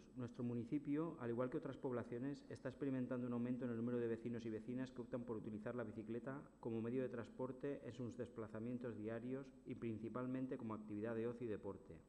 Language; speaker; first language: Spanish; non-native, local second language; Catalan